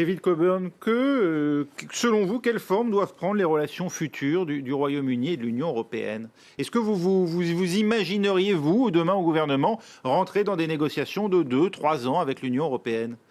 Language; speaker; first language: French; native; French